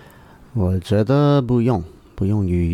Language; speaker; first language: Chinese; non-native, learner; English